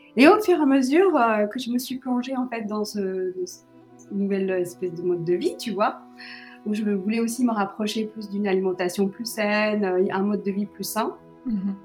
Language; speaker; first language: French; early bilingual, other home language; Sinhala